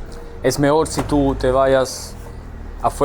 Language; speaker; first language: Spanish; non-native, learner; Italian